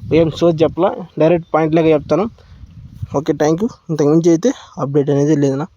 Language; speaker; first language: Telugu; native; Telugu